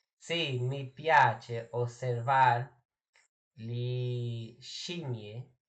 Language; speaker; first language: Italian; non-native, learner; English